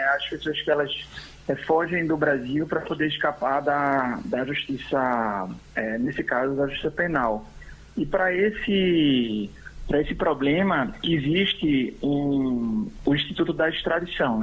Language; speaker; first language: Portuguese; native; Portuguese